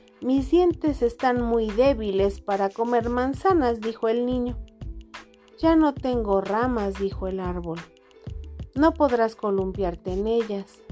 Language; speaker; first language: Spanish; non-native, fluent; Portuguese